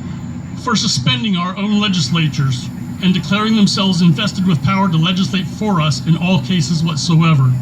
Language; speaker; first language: English; native; English